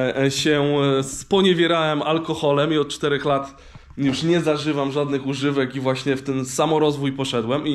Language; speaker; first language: Polish; native; Polish